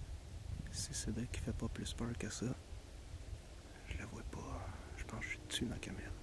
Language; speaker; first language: French; native; French